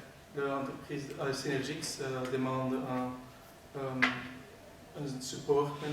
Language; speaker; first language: French; non-native, learner; Dutch